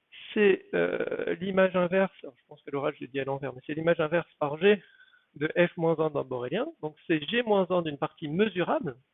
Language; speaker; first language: French; native; French